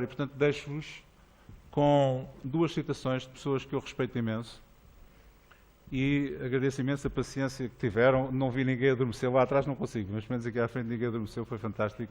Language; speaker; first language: Portuguese; native; Portuguese